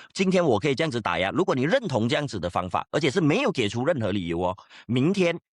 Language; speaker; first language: Chinese; native; Chinese